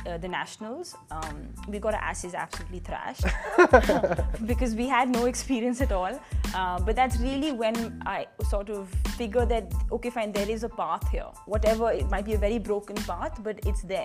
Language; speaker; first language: English; non-native, local second language; Punjabi